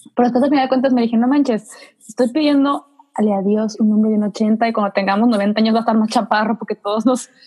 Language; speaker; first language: Spanish; native; Spanish